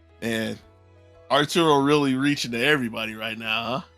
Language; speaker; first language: English; native; English